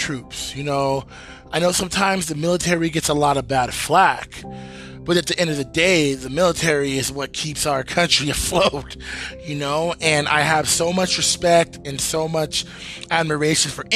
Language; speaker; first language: English; native; English